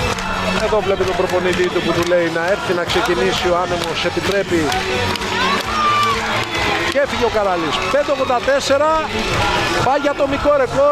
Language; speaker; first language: Greek; native; Greek